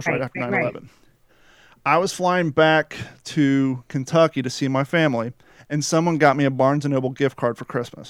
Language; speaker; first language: English; native; English